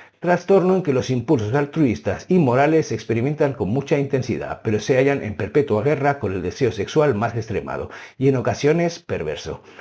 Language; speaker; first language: Spanish; native; Spanish